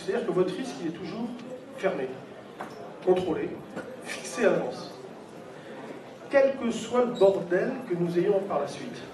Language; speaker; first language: French; native; French